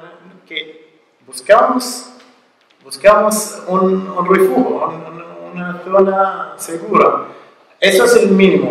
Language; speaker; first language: Spanish; non-native, learner; Arabic